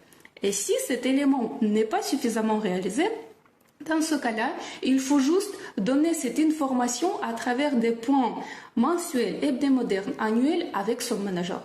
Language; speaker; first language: French; non-native, fluent; Russian